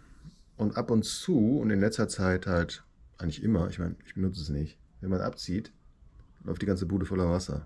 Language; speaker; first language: German; native; German